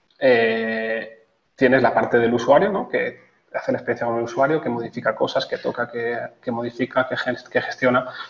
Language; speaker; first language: Spanish; native; Spanish